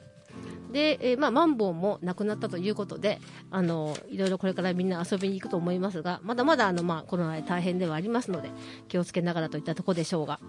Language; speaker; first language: Japanese; native; Japanese